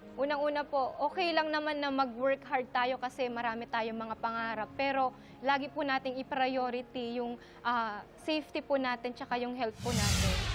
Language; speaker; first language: Filipino; non-native, local second language; Iloko